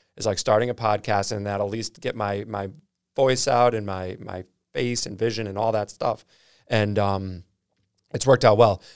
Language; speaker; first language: English; native; English